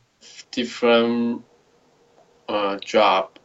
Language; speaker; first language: English; non-native, learner; Chinese